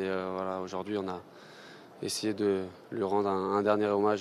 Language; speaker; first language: French; native; French